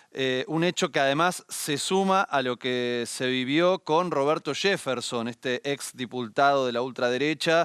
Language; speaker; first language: Spanish; native; Spanish